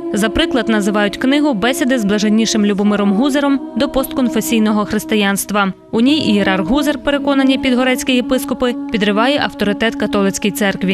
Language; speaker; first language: Ukrainian; native; Ukrainian